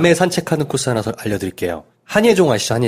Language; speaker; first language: Korean; native; Korean